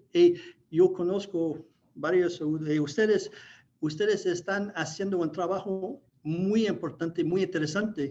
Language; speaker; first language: Spanish; non-native, fluent; English